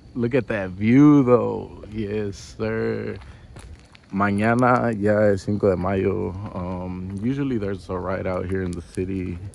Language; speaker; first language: English; early bilingual, other home language; Spanish